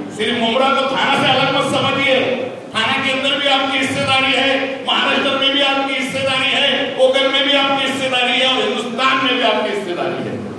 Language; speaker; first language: Hindi; native; Hindi